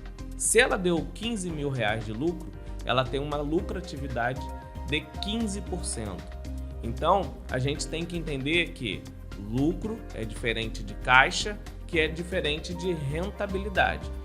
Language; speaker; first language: Portuguese; native; Portuguese